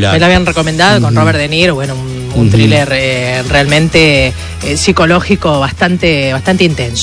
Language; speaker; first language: Spanish; native; Spanish